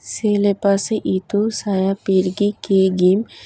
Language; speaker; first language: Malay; non-native, learner; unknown